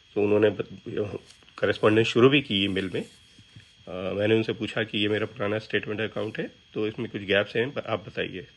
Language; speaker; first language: Hindi; native; Hindi